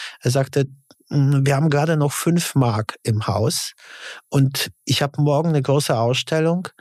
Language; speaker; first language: German; early bilingual, other home language; Polish